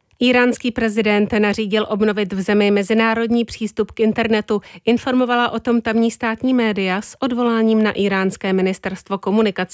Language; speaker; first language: Czech; native; Czech